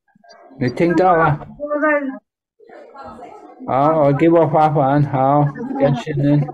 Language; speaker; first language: Chinese; non-native, learner; English